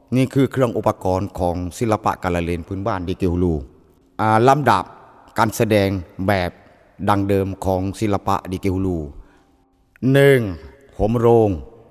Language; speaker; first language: Thai; non-native, local second language; Pattani Malay